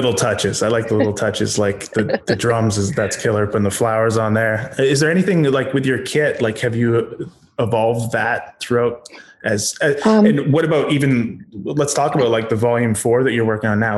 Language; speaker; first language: English; native; English